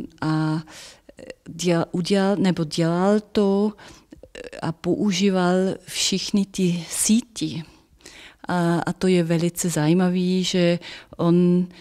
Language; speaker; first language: Czech; non-native, fluent; German